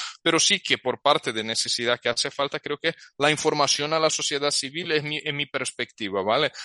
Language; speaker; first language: Spanish; non-native, fluent; Portuguese